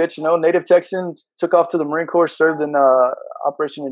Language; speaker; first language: English; native; English